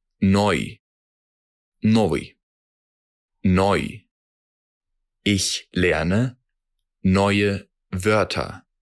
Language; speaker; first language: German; non-native, fluent; Russian